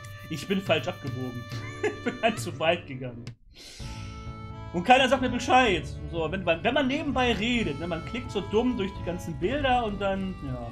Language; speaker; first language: German; native; German